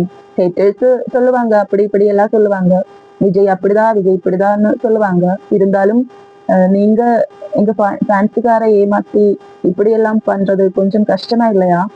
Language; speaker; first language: Tamil; non-native, learner; Malayalam